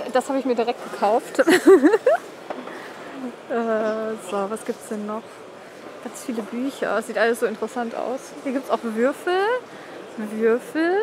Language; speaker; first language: German; native; German